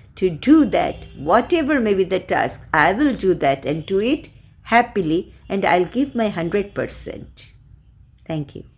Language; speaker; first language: English; non-native, local second language; Bangla